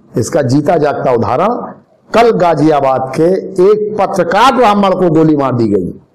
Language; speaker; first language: Hindi; native; Hindi